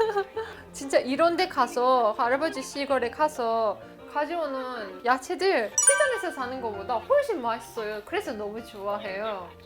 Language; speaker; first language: Korean; non-native, learner; Azerbaijani